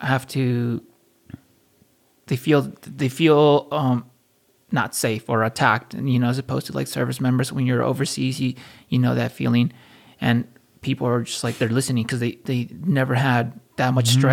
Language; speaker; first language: English; native; English